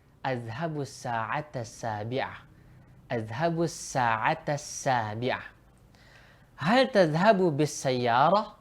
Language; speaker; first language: Arabic; non-native, fluent; Indonesian